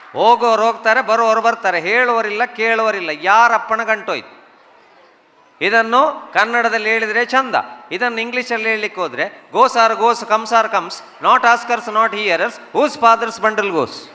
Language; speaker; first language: Kannada; non-native, local second language; Tulu